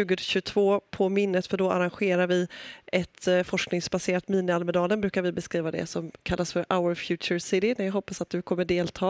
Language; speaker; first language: Swedish; native; Swedish